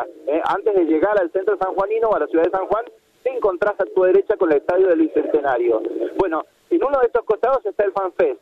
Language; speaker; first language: Spanish; native; Spanish